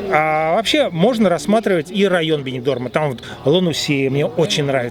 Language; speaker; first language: Russian; native; Russian